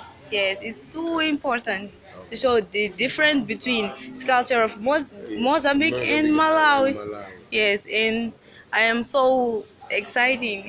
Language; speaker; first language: English; non-native, learner; Portuguese